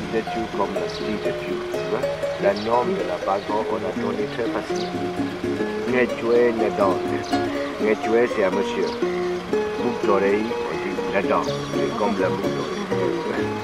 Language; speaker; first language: French; non-native, learner; Burmese